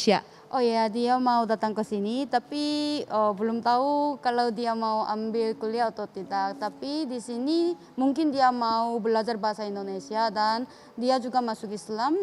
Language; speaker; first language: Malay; non-native, learner; Korean